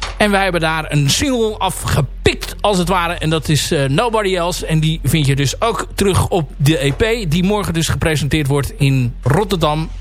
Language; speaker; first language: Dutch; native; Dutch